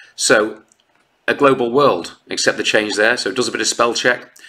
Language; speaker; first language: English; native; English